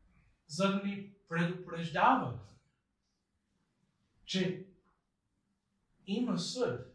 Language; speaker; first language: Bulgarian; non-native, fluent; English